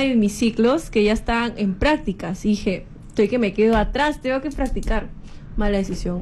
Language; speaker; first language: Spanish; native; Spanish